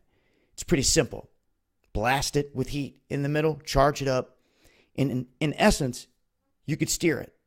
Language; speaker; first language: English; native; English